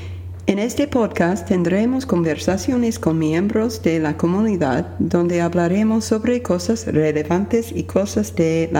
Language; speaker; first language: Spanish; non-native, fluent; English